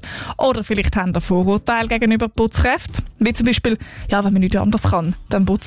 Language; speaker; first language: German; native; German